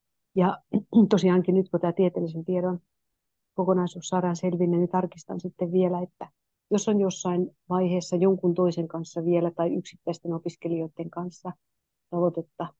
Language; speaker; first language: Finnish; native; Finnish